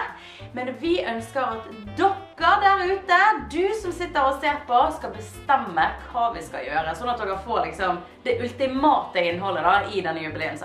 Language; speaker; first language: Norwegian; native; Norwegian